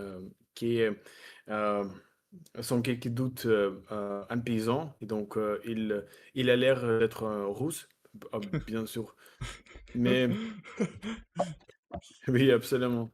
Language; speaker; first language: French; non-native, learner; Russian